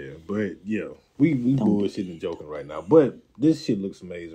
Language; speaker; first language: English; native; English